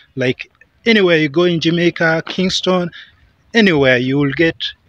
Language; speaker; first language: English; non-native, local second language; Acoli